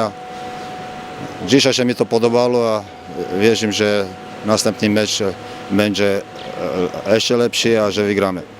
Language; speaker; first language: Polish; non-native, learner; Slovak